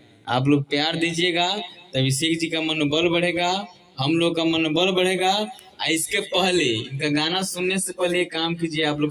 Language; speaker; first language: Hindi; non-native, local second language; Bhojpuri